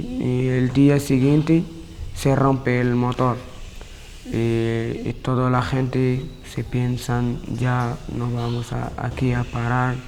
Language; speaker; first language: Spanish; non-native, learner; Arabic